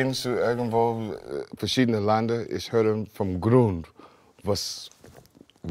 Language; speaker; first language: German; non-native, learner; English